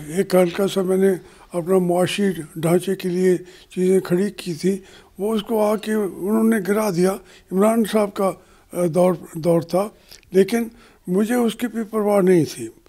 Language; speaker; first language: Urdu; native; Urdu